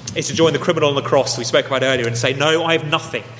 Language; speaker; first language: English; native; English